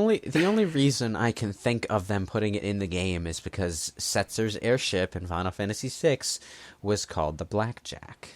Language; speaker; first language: English; native; English